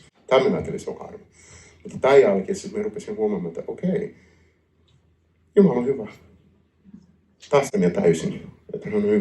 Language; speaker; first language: Finnish; non-native, learner; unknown